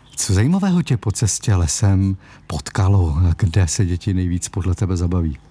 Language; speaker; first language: Czech; native; Czech